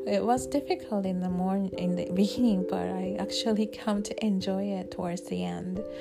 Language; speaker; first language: English; non-native, fluent; Japanese